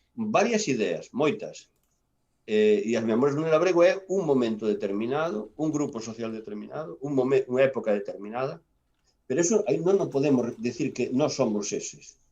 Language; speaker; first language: Galician; non-native, local second language; Spanish